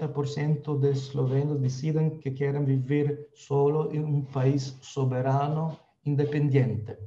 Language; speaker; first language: Spanish; non-native, fluent; Slovenian